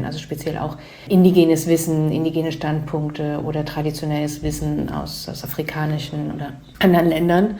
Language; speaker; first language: German; native; German